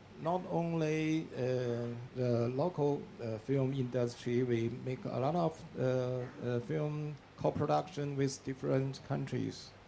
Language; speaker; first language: English; non-native, learner; Chinese